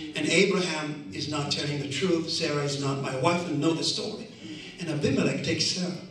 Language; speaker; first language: English; non-native, local second language; Kikuyu